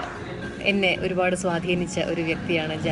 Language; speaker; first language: Malayalam; native; Malayalam